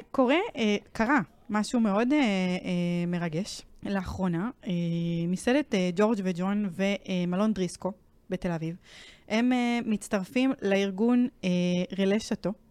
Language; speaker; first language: Hebrew; native; Hebrew